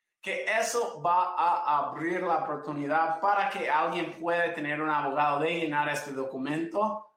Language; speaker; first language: Spanish; non-native, fluent; English